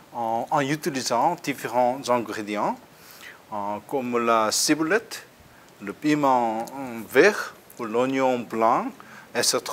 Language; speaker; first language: French; non-native, fluent; Korean